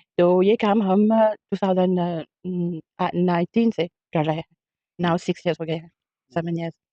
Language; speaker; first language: Hindi; early bilingual, heritage; Hindi